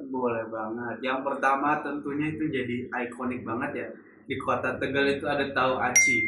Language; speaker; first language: Indonesian; non-native, local second language; Javanese